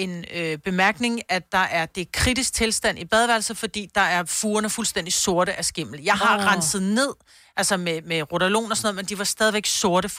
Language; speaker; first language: Danish; native; Danish